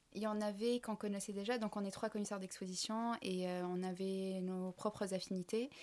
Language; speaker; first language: French; non-native, local second language; Arabic